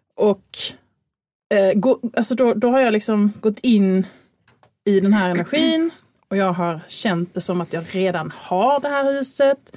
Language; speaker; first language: Swedish; native; Swedish